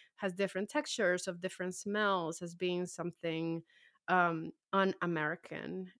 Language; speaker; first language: English; native; English